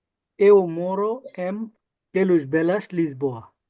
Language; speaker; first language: Portuguese; non-native, learner; Bangla